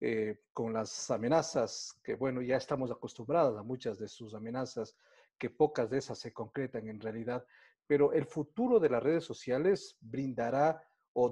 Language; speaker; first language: Spanish; native; Spanish